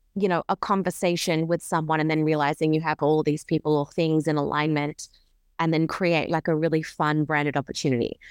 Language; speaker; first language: English; native; English